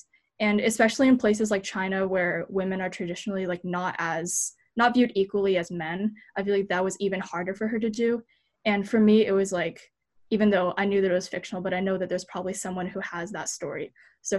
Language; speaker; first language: English; native; English